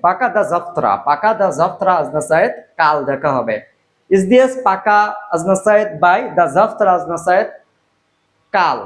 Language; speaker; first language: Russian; non-native, learner; Bangla